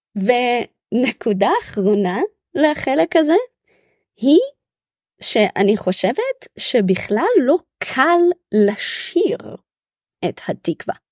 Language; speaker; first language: Hebrew; early bilingual, other home language; Russian